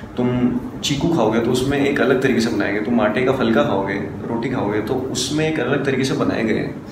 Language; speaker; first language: Hindi; native; Hindi